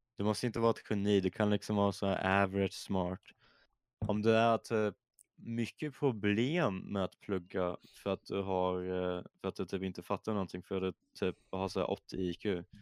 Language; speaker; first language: Swedish; native; Swedish